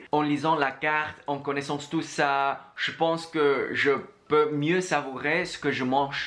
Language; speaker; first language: French; non-native, fluent; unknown